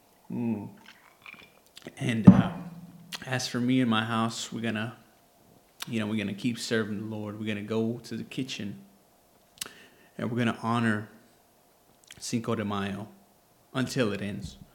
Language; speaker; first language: English; early bilingual, other home language; Spanish